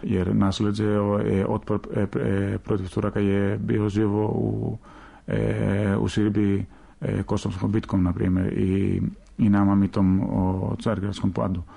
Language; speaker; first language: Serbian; non-native, fluent; Greek